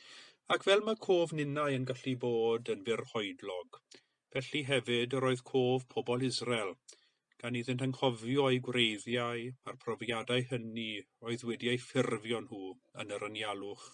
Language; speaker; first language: Welsh; native; Welsh